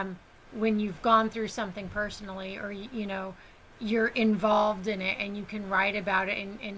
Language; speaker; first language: English; native; English